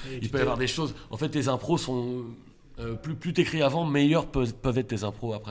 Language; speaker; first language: French; native; French